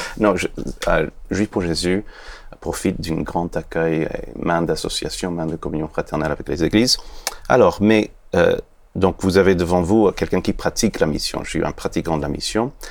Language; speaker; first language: French; non-native, fluent; Hebrew